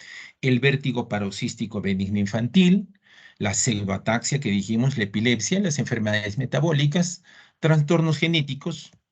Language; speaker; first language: Spanish; native; Spanish